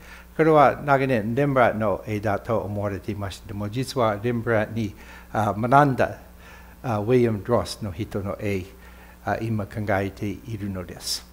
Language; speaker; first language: Japanese; non-native, fluent; English